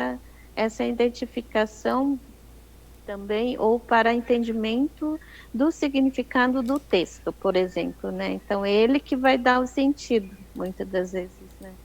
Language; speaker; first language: Portuguese; native; Portuguese